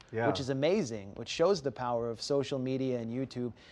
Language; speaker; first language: English; native; English